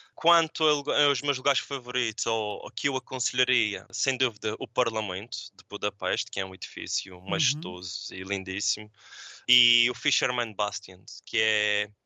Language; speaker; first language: Portuguese; native; Portuguese